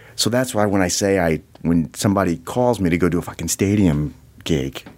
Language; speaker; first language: English; native; English